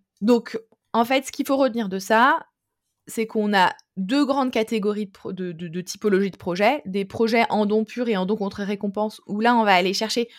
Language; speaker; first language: French; native; French